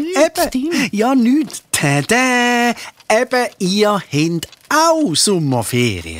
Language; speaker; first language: German; native; German